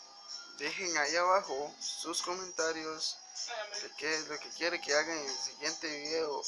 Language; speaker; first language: Spanish; native; Spanish